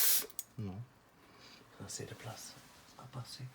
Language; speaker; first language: French; non-native, fluent; Dutch